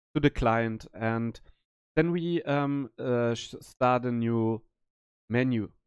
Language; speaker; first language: English; non-native, learner; German